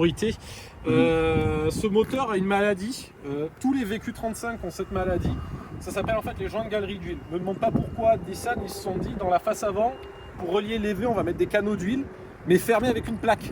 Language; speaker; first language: French; native; French